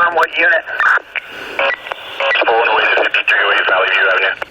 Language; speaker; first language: English; native; English